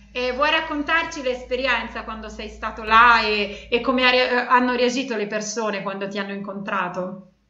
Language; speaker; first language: Italian; native; Italian